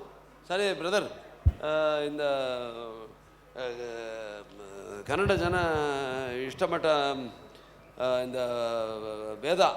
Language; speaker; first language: Telugu; native; Telugu